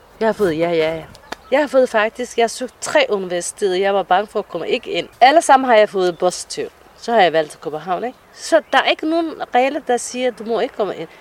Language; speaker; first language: Danish; non-native, fluent; Somali